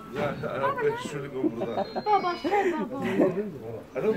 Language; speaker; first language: German; non-native, learner; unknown